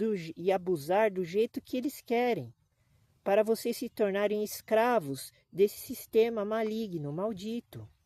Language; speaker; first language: Portuguese; native; Portuguese